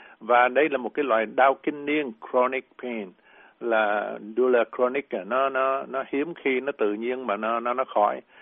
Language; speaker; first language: Vietnamese; native; Vietnamese